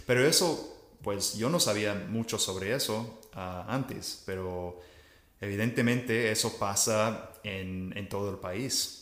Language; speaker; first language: Spanish; non-native, fluent; English